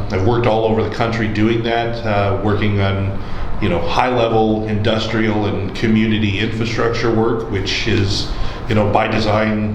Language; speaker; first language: English; native; English